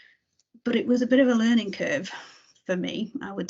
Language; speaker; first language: English; native; English